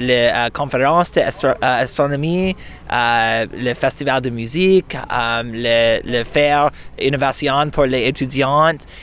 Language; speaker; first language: French; non-native, local second language; English